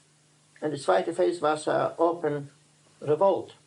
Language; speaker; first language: German; non-native, learner; Dutch